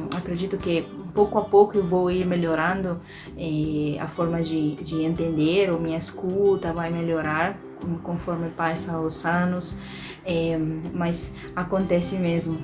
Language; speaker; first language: Portuguese; non-native, fluent; Spanish